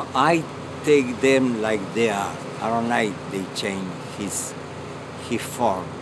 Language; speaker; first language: English; non-native, fluent; Spanish